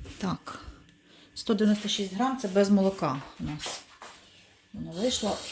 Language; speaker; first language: Ukrainian; non-native, local second language; Russian